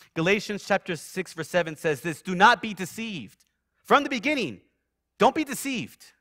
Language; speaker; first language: English; native; English